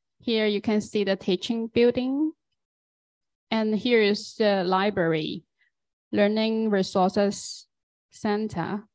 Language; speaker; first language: English; non-native, fluent; Chinese